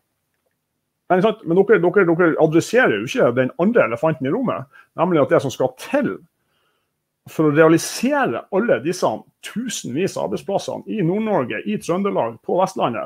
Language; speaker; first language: Norwegian; native; Norwegian